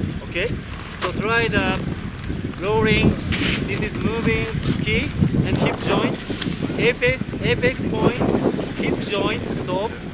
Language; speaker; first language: English; non-native, learner; Japanese